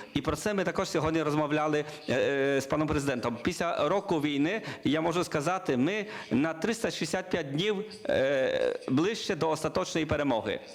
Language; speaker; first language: Ukrainian; non-native, learner; Polish